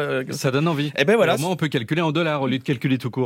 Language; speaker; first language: French; native; French